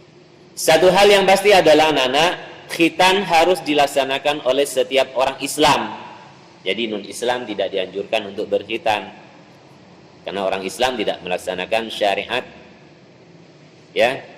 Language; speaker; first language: Indonesian; native; Indonesian